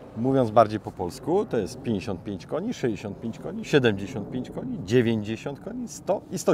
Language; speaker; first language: Polish; native; Polish